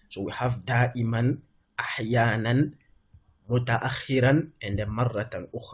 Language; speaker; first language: Arabic; non-native, fluent; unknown